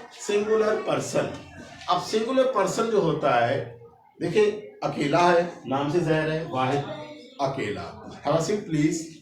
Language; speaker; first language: Urdu; non-native, local second language; Saraiki